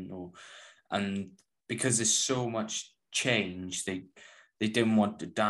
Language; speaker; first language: English; native; English